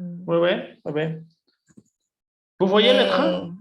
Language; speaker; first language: French; non-native, fluent; Portuguese